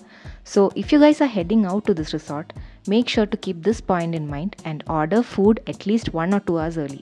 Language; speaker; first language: English; non-native, local second language; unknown